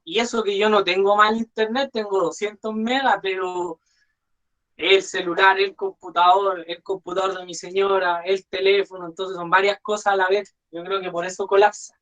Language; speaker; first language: Spanish; native; Spanish